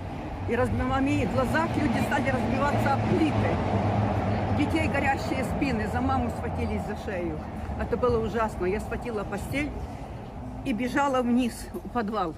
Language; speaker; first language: Russian; native; Russian